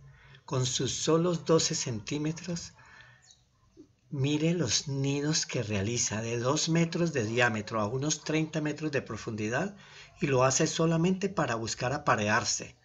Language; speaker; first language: Spanish; native; Spanish